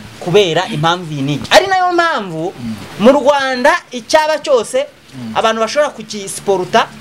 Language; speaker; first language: Kinyarwanda; native; Kinyarwanda